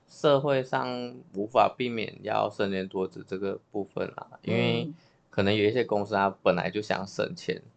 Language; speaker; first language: Chinese; native; Chinese